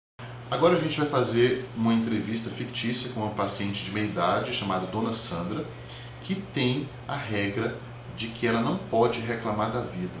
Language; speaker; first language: Portuguese; native; Portuguese